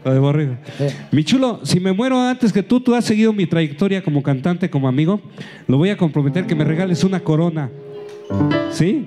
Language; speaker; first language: Spanish; native; Spanish